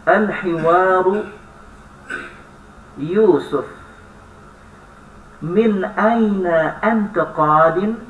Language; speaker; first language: Arabic; non-native, fluent; Indonesian